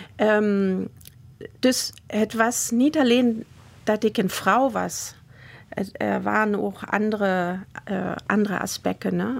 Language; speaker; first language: Dutch; non-native, fluent; German